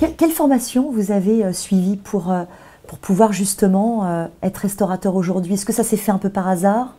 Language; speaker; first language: French; native; French